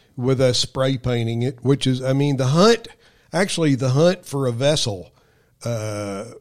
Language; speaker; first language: English; native; English